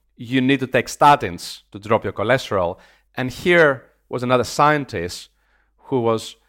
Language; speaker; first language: English; non-native, fluent; Greek